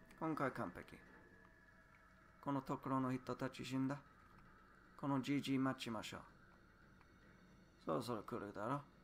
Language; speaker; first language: Japanese; non-native, learner; English